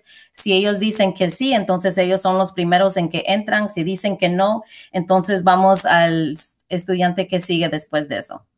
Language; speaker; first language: Spanish; early bilingual, heritage; Spanish